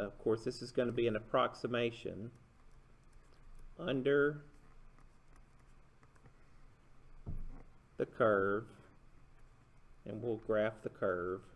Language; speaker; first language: English; native; English